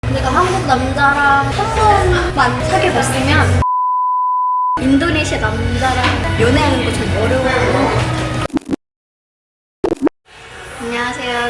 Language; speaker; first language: Korean; non-native, fluent; Indonesian